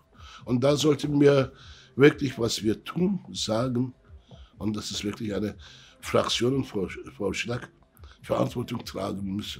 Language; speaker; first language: German; early bilingual, other home language; Turkish